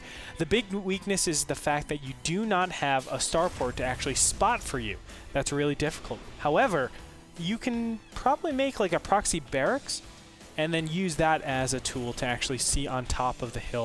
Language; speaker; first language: English; native; English